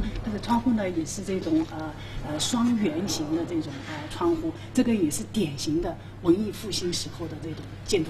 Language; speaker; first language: Chinese; native; Chinese